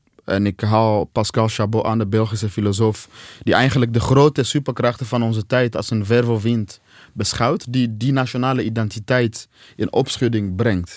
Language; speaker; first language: Dutch; non-native, fluent; Swahili